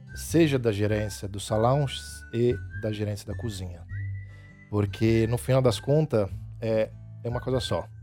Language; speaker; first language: Portuguese; non-native, fluent; Italian